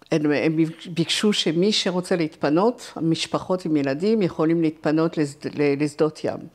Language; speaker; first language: Hebrew; non-native, fluent; French